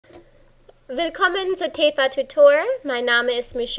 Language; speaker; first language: German; non-native, fluent; English